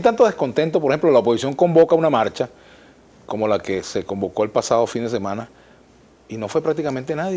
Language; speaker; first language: Spanish; native; Spanish